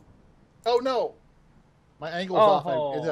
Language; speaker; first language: English; native; English